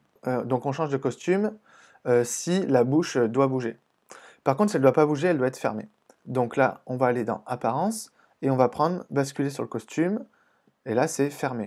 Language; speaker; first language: French; native; French